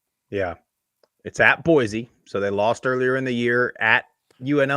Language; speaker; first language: English; native; English